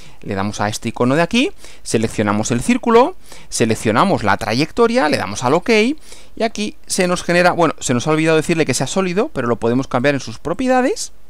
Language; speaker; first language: Spanish; native; Spanish